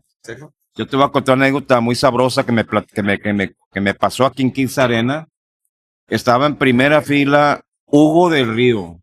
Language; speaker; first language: Spanish; native; Spanish